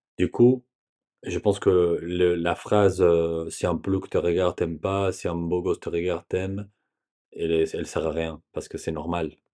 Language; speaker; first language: French; non-native, learner; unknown